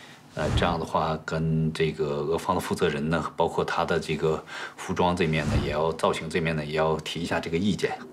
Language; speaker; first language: Chinese; native; Chinese